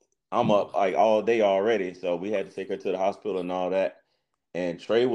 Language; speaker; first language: English; native; English